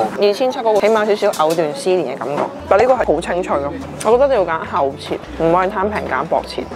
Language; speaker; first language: Chinese; non-native, local second language; Cantonese